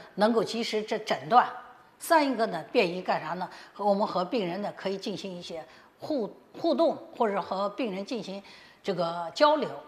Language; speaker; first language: Chinese; native; Chinese